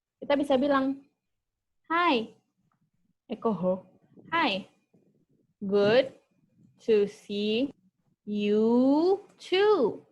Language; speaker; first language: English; non-native, fluent; Indonesian